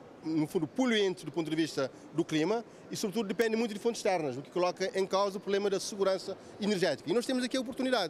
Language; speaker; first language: Portuguese; non-native, local second language; Kabuverdianu